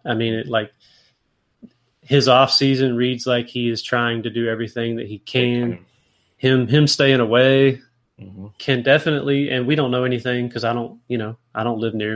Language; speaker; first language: English; native; English